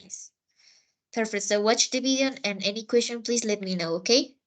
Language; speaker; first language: English; non-native, fluent; Spanish